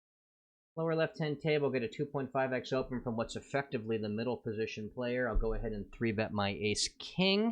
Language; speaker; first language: English; native; English